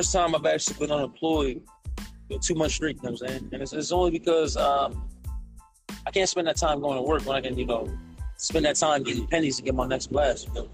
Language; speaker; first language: English; native; English